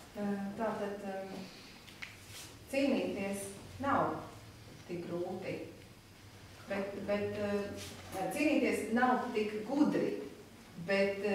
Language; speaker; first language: Latvian; native; Latvian